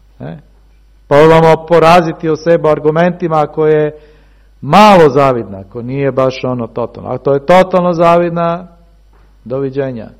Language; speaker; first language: Serbian; early bilingual, heritage; Serbian